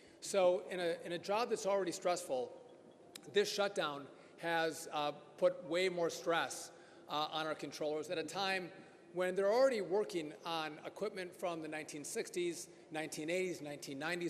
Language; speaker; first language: English; native; English